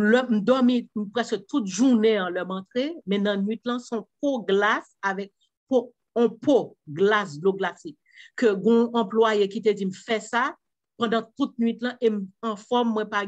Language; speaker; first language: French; non-native, local second language; Haitian Creole